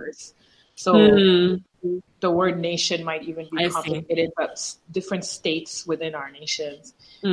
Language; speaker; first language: English; non-native, fluent; French